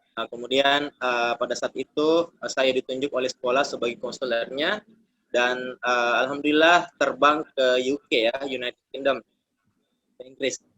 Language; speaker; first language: Indonesian; native; Indonesian